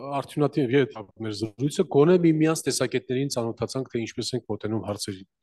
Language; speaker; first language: Armenian; native; Armenian